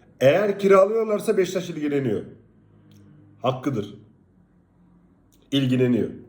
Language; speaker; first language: Turkish; native; Turkish